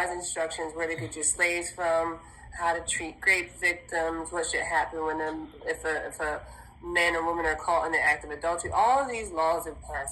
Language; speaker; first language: English; native; English